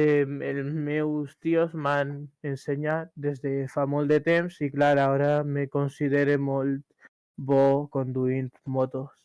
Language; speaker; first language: Catalan; early bilingual, other home language; Urdu